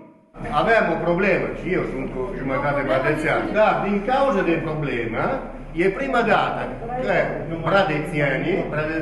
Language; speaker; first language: Romanian; non-native, learner; Italian